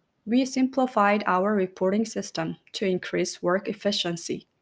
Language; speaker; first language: English; non-native, fluent; Korean